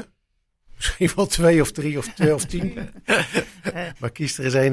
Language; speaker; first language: Dutch; native; Dutch